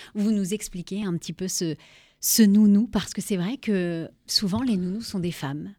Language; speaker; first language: French; native; French